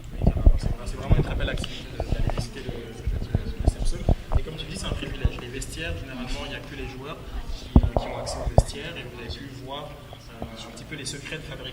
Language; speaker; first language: French; native; French